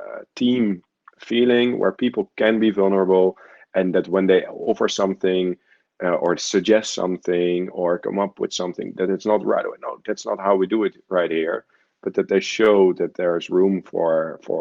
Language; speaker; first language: English; non-native, fluent; Dutch